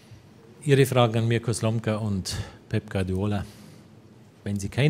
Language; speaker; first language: German; native; German